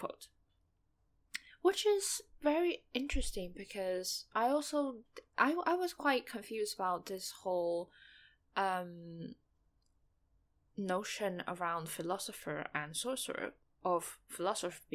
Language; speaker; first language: English; non-native, fluent; Chinese